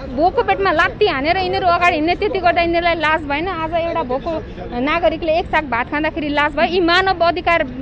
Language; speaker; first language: Nepali; native; Nepali